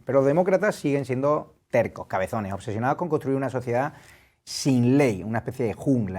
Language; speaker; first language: Spanish; native; Spanish